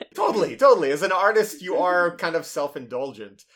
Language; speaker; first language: English; non-native, fluent; Hebrew